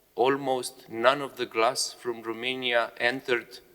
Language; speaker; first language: English; non-native, fluent; Romanian